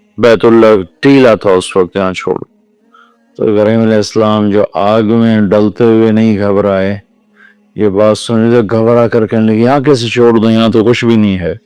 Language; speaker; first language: Urdu; non-native, local second language; Punjabi